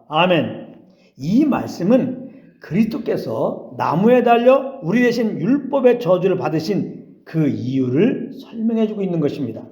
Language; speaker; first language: Korean; native; Korean